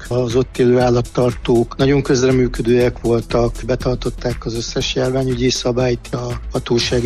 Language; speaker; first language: Hungarian; native; Hungarian